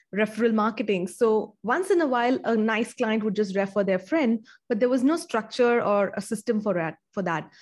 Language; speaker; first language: English; non-native, local second language; Tamil